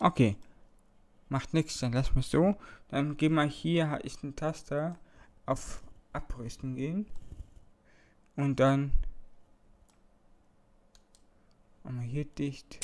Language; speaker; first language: German; native; German